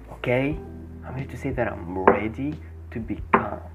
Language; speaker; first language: English; non-native, fluent; Arabic